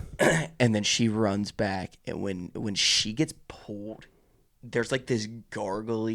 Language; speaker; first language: English; native; English